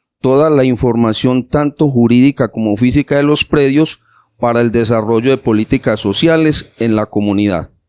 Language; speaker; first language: Spanish; native; Spanish